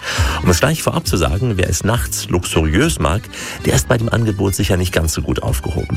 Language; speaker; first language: German; native; German